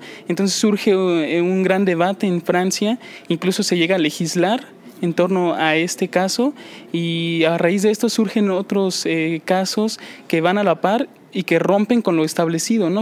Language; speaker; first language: Spanish; native; Spanish